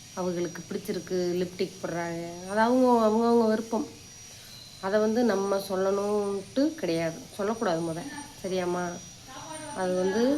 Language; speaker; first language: Tamil; native; Tamil